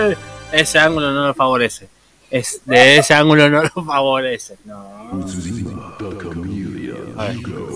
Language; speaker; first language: Spanish; native; Spanish